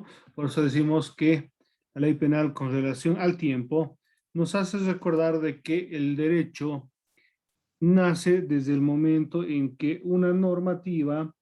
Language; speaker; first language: Spanish; native; Spanish